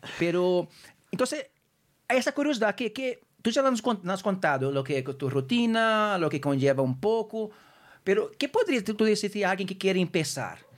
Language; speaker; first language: Spanish; non-native, fluent; Portuguese